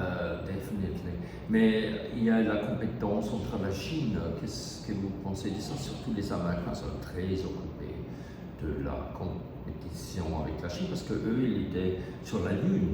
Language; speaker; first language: French; non-native, learner; German